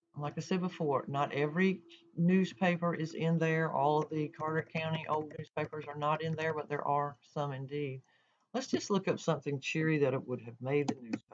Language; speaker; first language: English; native; English